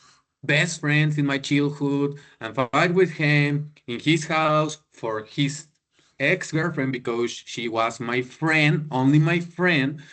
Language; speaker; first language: English; non-native, learner; Spanish